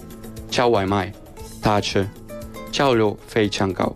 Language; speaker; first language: Chinese; non-native, learner; Spanish